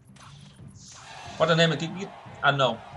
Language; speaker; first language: English; non-native, learner; Vietnamese